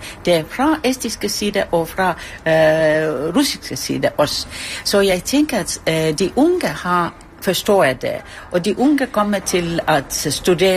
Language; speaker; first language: Danish; non-native, fluent; Estonian